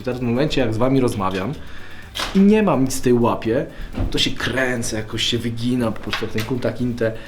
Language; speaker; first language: Polish; native; Polish